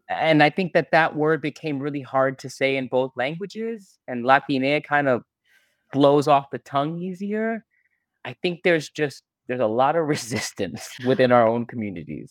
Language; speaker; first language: English; native; English